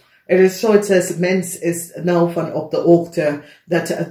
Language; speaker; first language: Dutch; non-native, learner; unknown